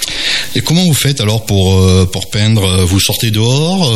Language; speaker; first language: French; native; French